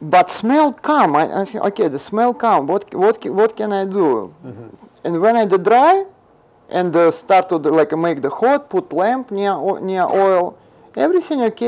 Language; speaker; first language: English; non-native, learner; Russian